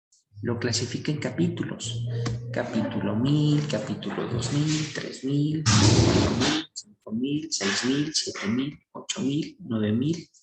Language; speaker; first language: Spanish; native; Spanish